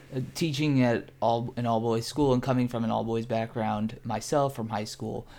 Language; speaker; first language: English; native; English